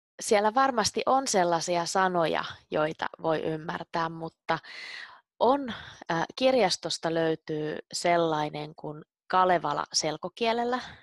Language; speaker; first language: Finnish; native; Finnish